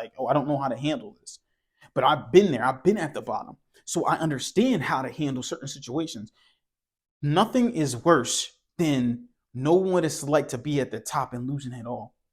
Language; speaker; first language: English; native; English